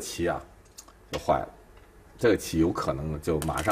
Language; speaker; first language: Chinese; native; Chinese